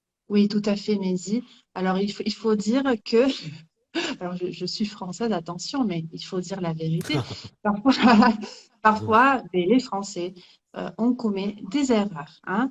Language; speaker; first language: French; native; French